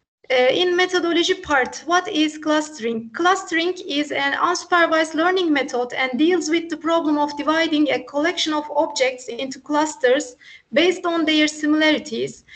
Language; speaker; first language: English; non-native, fluent; Turkish